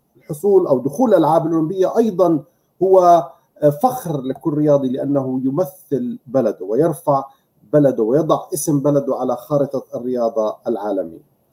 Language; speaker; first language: Arabic; native; Arabic